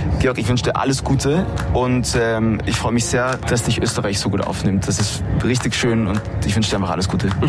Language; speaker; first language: German; native; German